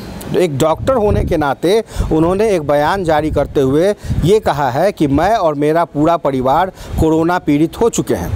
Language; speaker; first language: Hindi; native; Hindi